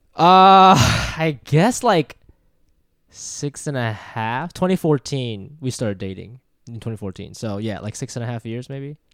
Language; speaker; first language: English; native; English